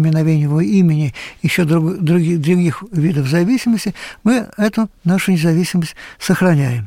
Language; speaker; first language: Russian; native; Russian